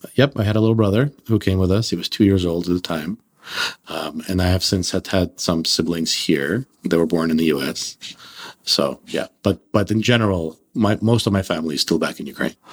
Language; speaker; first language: English; early bilingual, other home language; Russian